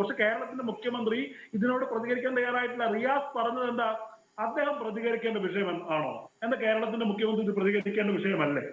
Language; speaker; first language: Malayalam; native; Malayalam